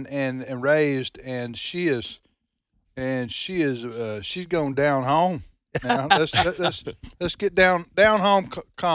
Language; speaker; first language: English; native; English